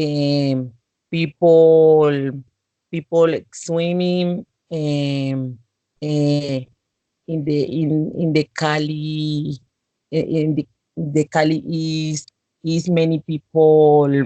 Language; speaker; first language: English; non-native, learner; Spanish